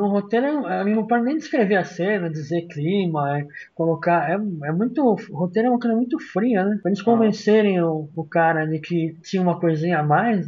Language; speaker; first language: Portuguese; native; Portuguese